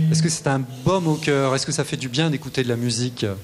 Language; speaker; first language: French; native; French